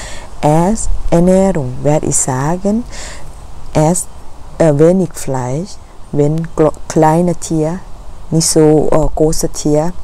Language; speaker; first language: German; non-native, learner; Thai